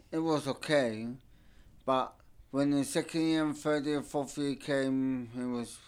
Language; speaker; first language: English; non-native, fluent; Turkish